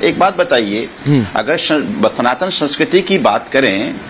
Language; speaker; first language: Hindi; native; Hindi